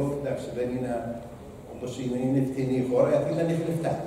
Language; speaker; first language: Greek; non-native, learner; Arabic